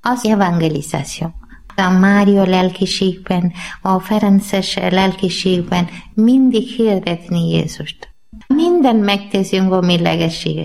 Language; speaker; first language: Hungarian; non-native, learner; Malayalam